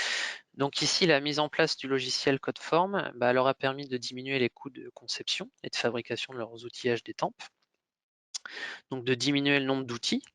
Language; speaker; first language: French; native; French